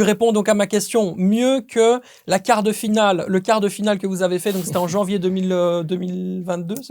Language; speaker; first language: French; native; French